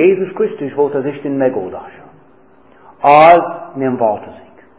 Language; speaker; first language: Hungarian; non-native, fluent; English